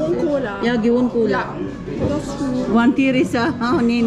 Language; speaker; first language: Dutch; non-native, learner; Filipino